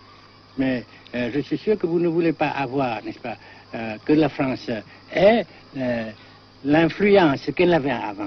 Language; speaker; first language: French; non-native, fluent; Vietnamese